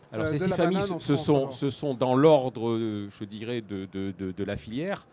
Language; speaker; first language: French; native; French